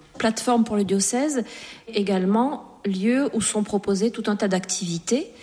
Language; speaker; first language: French; native; French